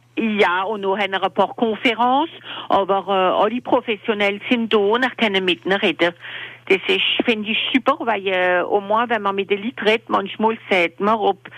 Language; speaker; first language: German; non-native, local second language; French